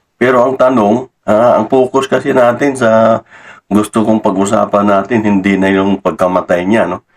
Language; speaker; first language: Filipino; non-native, local second language; Cebuano